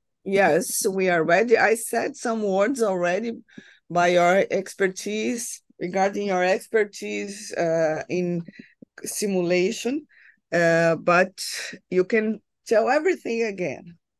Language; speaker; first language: English; non-native, fluent; Portuguese